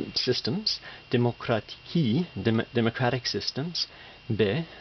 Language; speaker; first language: English; native; English